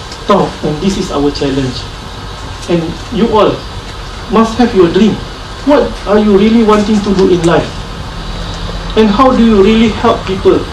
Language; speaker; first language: English; non-native, local second language; Malay